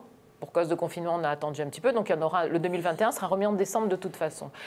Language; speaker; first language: French; native; French